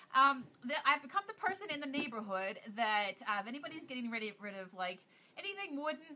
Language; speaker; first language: English; native; English